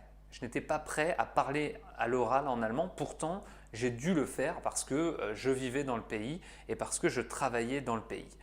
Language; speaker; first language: French; native; French